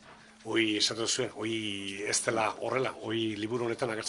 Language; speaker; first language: Basque; native; Basque